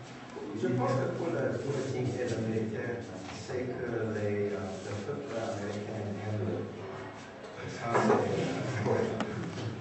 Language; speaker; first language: French; non-native, fluent; English